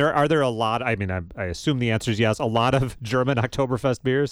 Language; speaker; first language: English; native; English